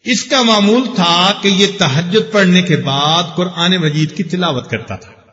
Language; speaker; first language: Urdu; non-native, local second language; Punjabi